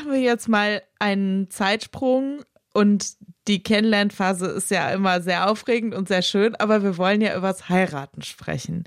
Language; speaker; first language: German; native; German